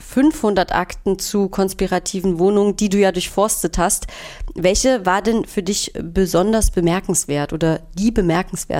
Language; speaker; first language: German; native; German